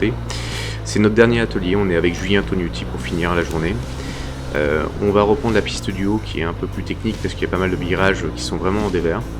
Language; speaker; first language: French; native; French